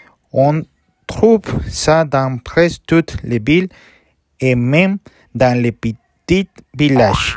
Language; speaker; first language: French; non-native, learner; Spanish